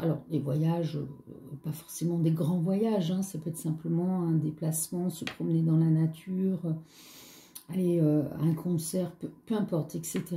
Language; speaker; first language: French; native; French